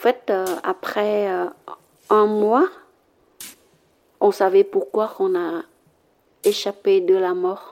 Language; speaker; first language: French; non-native, learner; Khmer